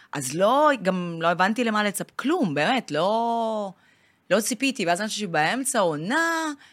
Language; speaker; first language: Hebrew; non-native, fluent; Russian